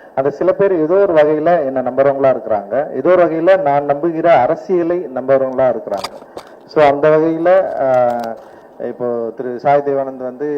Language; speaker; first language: Tamil; native; Tamil